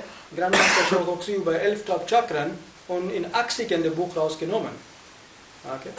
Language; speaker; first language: German; non-native, fluent; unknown